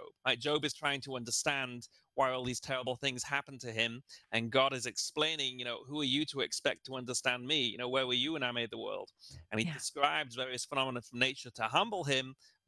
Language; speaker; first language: English; native; English